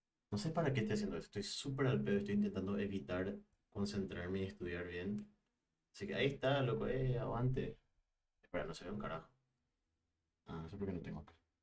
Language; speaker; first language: Spanish; native; Spanish